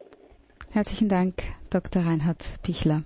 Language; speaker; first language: German; native; German